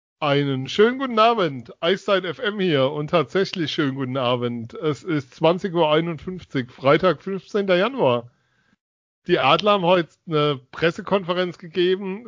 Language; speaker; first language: German; native; German